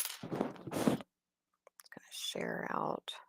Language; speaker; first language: English; native; English